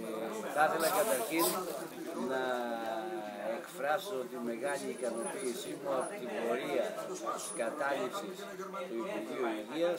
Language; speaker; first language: Greek; native; Greek